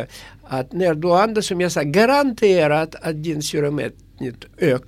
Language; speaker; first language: Swedish; non-native, fluent; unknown